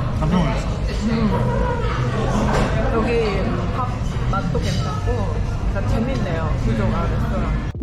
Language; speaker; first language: Korean; non-native, fluent; Japanese